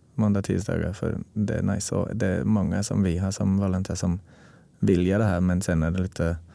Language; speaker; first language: Swedish; non-native, fluent; English